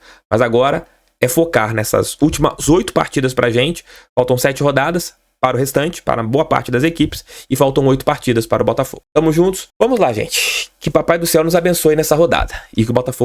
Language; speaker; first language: Portuguese; native; Portuguese